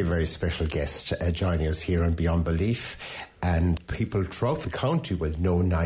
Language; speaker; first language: English; native; English